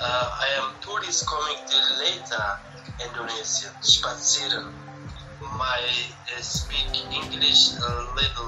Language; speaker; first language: English; non-native, learner; Turkish